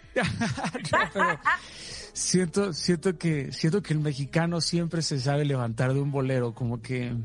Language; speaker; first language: Spanish; native; Spanish